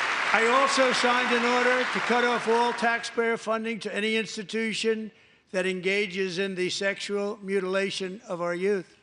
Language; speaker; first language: English; native; English